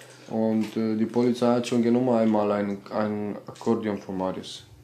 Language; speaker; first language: German; non-native, learner; Romanian